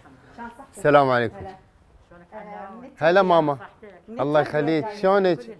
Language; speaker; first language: Arabic; native; Arabic